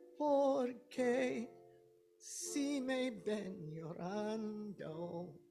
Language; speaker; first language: Spanish; non-native, learner; English